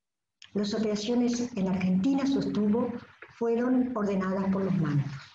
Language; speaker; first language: Spanish; native; Spanish